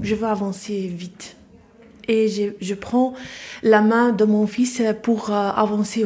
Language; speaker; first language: French; non-native, learner; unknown